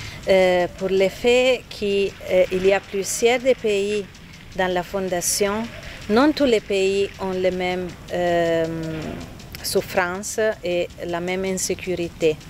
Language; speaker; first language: French; non-native, fluent; Italian